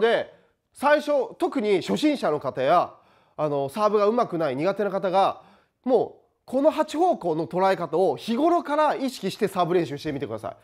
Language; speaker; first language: Japanese; native; Japanese